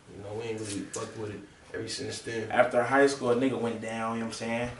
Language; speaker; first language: English; native; English